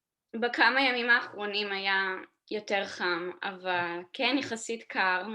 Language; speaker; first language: Hebrew; early bilingual, heritage; Hebrew